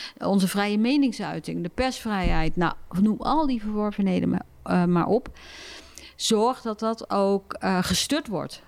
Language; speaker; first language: Dutch; early bilingual, other home language; Turkish